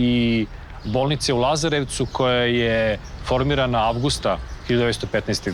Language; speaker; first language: Bosnian; native; Bosnian